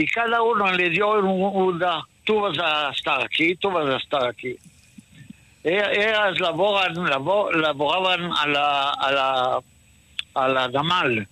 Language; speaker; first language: Spanish; early bilingual, heritage; Ladino